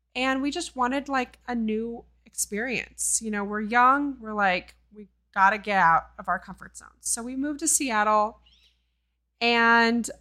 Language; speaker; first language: English; native; English